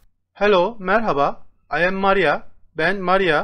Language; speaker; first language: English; non-native, fluent; Turkish